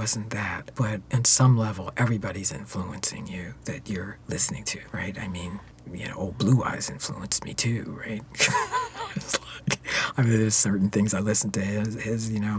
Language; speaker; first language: English; native; English